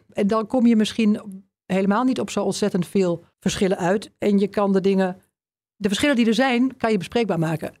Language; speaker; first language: Dutch; native; Dutch